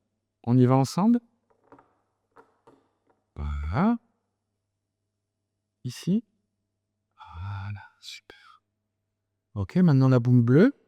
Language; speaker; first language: French; native; French